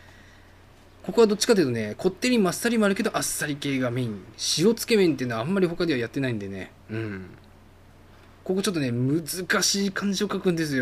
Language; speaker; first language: Japanese; native; Japanese